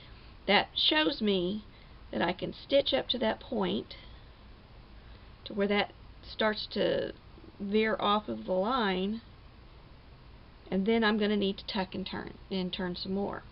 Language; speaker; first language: English; native; English